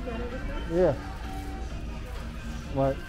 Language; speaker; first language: English; non-native, learner; Vietnamese